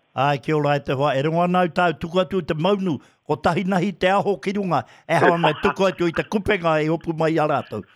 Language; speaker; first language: Māori; native; Māori